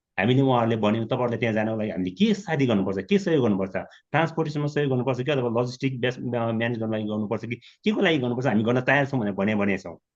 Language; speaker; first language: Nepali; non-native, local second language; Sherpa